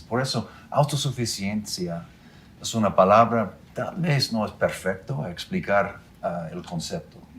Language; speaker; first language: Spanish; non-native, fluent; English